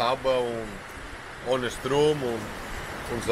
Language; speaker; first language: German; non-native, learner; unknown